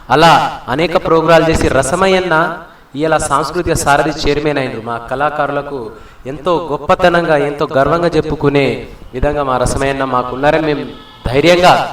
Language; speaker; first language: Telugu; non-native, local second language; Lambadi